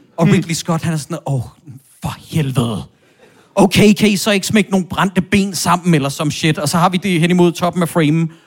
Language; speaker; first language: Danish; native; Danish